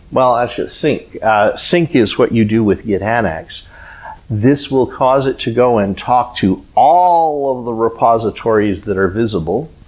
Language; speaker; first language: English; native; English